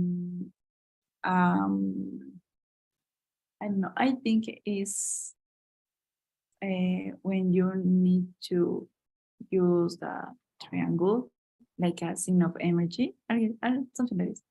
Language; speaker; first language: English; non-native, learner; Spanish